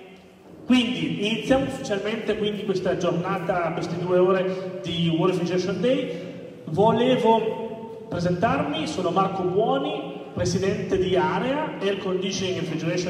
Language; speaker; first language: Italian; native; Italian